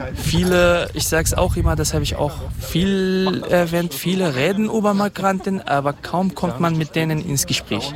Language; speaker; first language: German; non-native, fluent; Kurdish